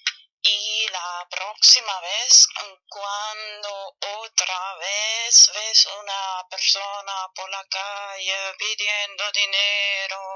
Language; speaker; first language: Spanish; non-native, fluent; German